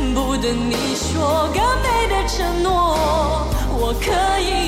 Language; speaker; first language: Chinese; native; Chinese